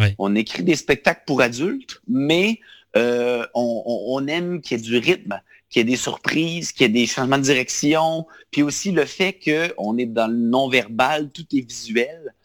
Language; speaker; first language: French; native; French